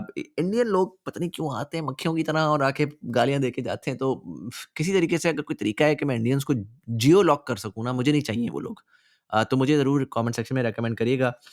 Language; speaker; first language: Urdu; native; Urdu